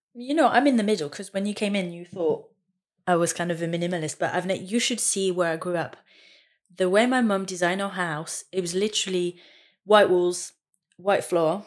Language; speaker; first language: English; non-native, fluent; French